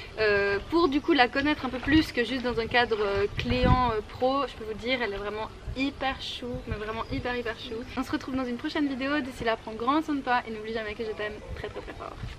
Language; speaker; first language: French; native; French